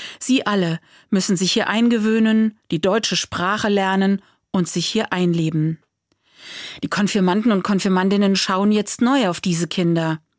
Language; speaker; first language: German; native; German